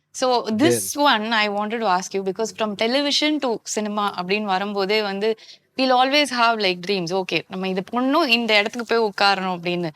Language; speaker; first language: Tamil; native; Tamil